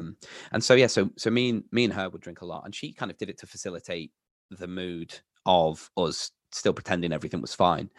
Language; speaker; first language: English; native; English